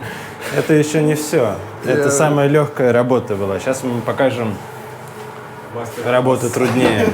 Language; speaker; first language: Russian; native; Russian